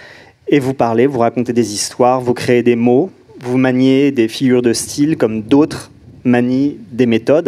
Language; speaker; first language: French; native; French